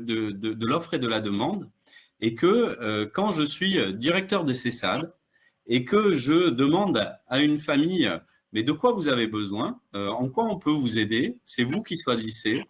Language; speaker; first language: French; native; French